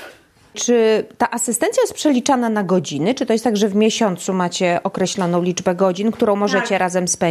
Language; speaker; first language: Polish; native; Polish